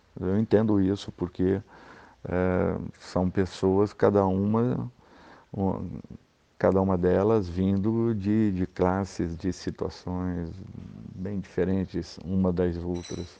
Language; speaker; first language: Portuguese; native; Portuguese